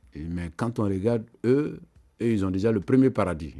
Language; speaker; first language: French; non-native, local second language; Mandingo